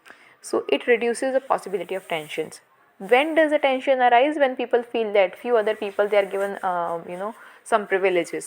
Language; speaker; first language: English; non-native, local second language; Hindi